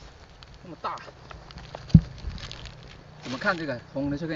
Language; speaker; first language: Chinese; native; Chinese